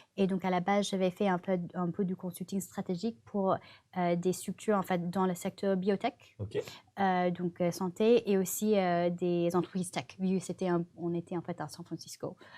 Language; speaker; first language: French; non-native, fluent; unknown